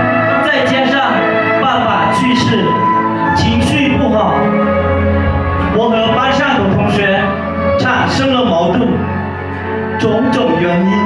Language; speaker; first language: Chinese; non-native, learner; Lao